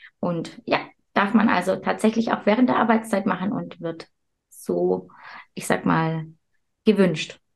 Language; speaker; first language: German; early bilingual, other home language; Turkish